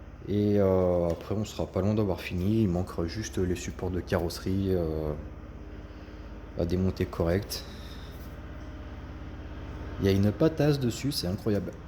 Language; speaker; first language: French; native; French